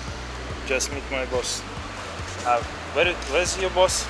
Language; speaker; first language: English; non-native, learner; Russian